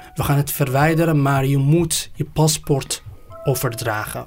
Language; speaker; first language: Dutch; non-native, fluent; Persian